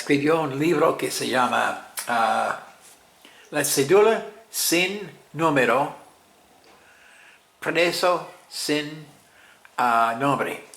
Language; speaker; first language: Spanish; non-native, fluent; English